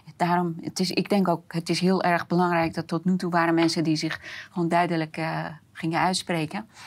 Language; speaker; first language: Dutch; non-native, fluent; Persian